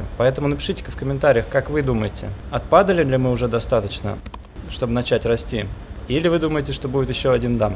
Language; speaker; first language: Russian; native; Russian